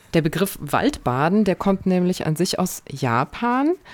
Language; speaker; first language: German; native; German